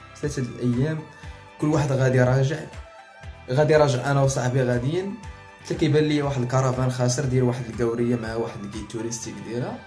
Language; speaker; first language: Arabic; native; Arabic